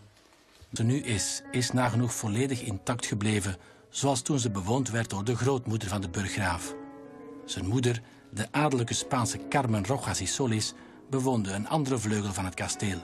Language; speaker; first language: Dutch; native; Dutch